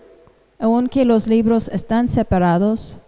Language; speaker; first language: Spanish; non-native, fluent; English